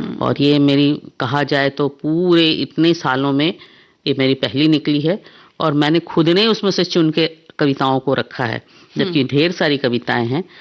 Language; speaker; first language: Hindi; non-native, local second language; Bangla